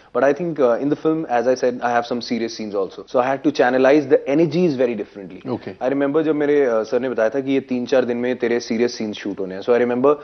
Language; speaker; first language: Hindi; native; Hindi